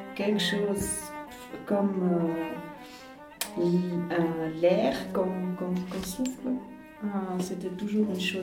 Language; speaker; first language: French; non-native, fluent; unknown